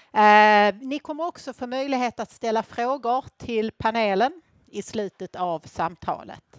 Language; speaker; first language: Swedish; native; Swedish